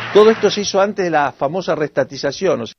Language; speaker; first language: Spanish; native; Spanish